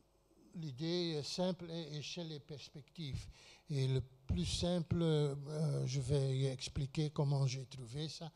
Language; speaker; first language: French; non-native, fluent; Dutch